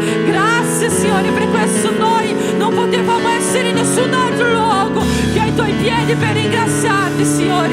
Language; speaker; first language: Italian; non-native, fluent; Portuguese